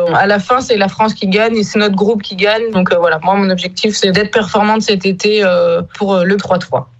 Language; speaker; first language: French; native; French